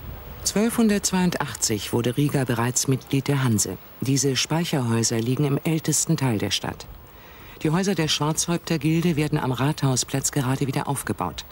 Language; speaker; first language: German; native; German